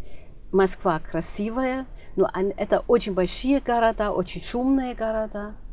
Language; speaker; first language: Russian; non-native, fluent; German